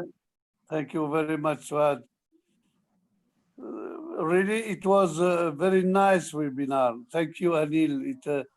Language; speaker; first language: English; non-native, fluent; French